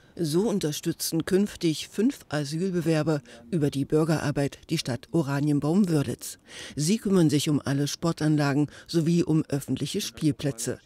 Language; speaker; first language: German; native; German